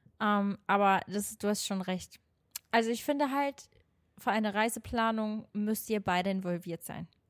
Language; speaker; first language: German; non-native, fluent; Portuguese